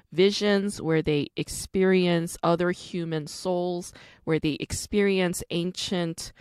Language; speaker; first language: English; non-native, fluent; Korean